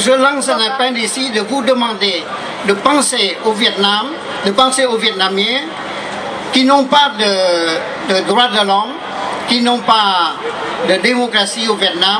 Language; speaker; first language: French; non-native, fluent; Vietnamese